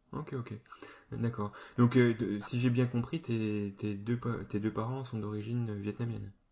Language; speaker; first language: French; native; French